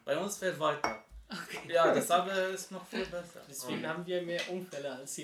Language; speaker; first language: German; non-native, learner; Arabic